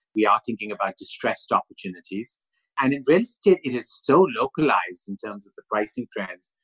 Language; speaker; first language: English; non-native, local second language; Urdu